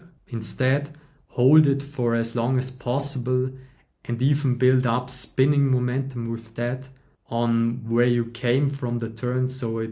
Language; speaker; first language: English; non-native, fluent; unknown